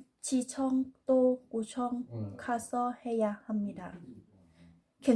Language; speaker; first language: Korean; non-native, learner; Thai